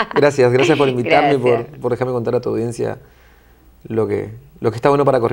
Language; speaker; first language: Spanish; native; Spanish